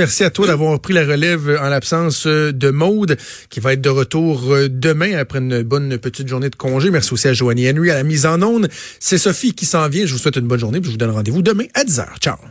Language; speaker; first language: French; native; French